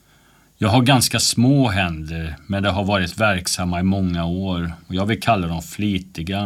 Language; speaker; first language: Swedish; native; Swedish